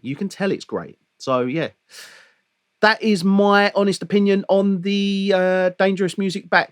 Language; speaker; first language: English; native; English